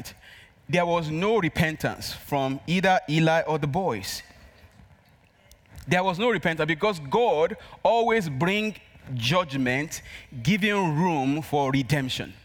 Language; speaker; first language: English; non-native, local second language; Yoruba